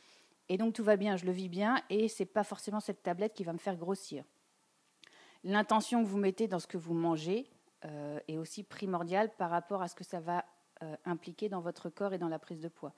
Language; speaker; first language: French; native; French